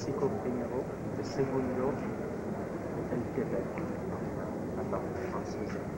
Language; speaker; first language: Spanish; non-native, learner; French